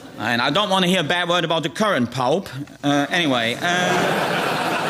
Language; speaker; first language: English; non-native, fluent; German